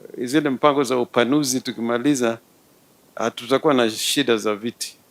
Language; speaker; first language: Swahili; non-native, local second language; Luo (Kenya and Tanzania)